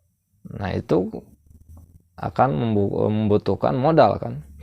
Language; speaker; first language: Indonesian; non-native, local second language; Sundanese